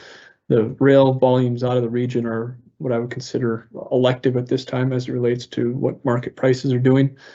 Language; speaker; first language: English; native; English